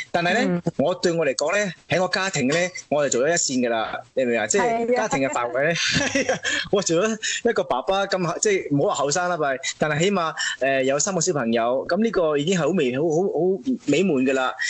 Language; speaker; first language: Cantonese; non-native, fluent; French